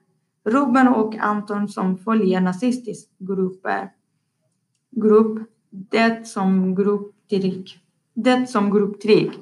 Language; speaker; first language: Swedish; non-native, learner; Persian